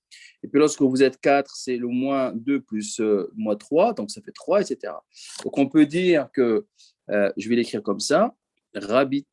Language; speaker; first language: French; native; French